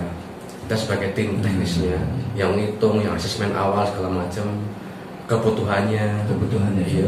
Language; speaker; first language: Indonesian; native; Indonesian